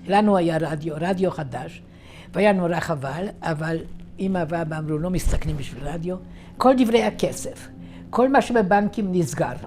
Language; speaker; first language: Hebrew; non-native, fluent; Yiddish